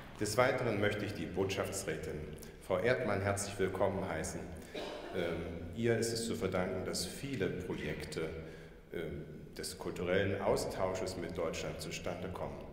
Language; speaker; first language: German; native; German